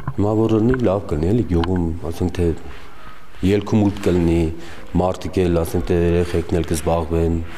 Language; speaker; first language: Armenian; non-native, local second language; Kurdish